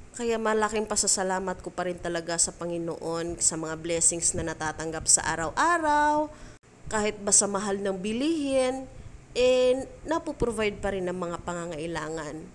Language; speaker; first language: Filipino; non-native, local second language; Cebuano